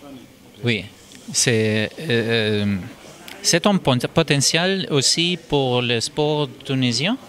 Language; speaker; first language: French; non-native, learner; German